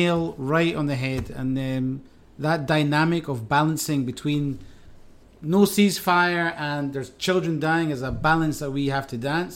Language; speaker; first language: English; native; English